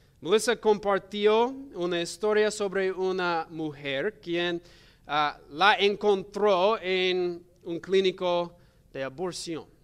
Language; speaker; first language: Spanish; non-native, learner; English